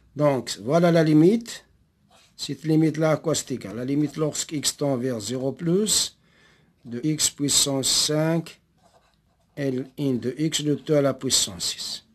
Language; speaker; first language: French; non-native, local second language; Arabic